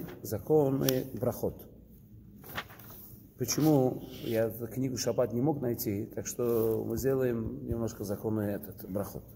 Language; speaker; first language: Russian; early bilingual, heritage; Russian